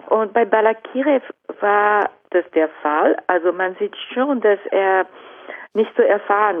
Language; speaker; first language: German; non-native, fluent; Japanese